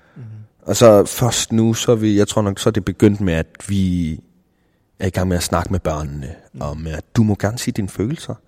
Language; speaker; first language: Danish; non-native, local second language; Kalaallisut